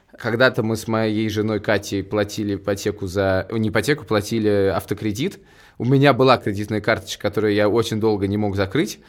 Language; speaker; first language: Russian; native; Russian